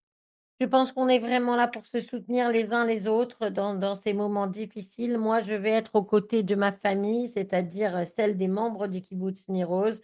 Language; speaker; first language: French; native; French